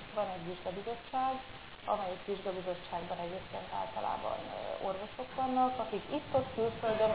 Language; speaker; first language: Hungarian; native; Hungarian